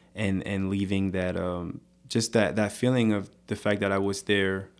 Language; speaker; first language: English; non-native, fluent; French